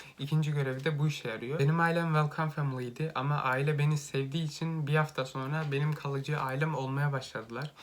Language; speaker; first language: Turkish; native; Turkish